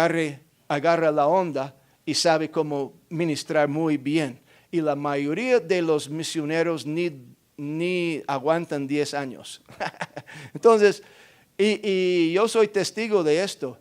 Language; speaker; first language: Spanish; non-native, fluent; English